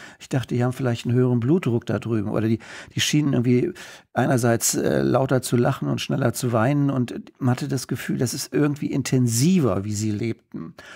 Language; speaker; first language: German; native; German